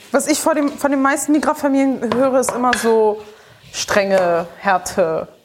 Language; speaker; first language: German; early bilingual, other home language; Arabic